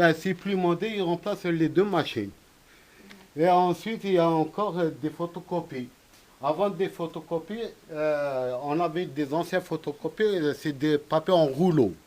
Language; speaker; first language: French; non-native, local second language; Arabic